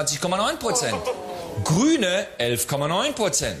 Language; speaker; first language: German; native; German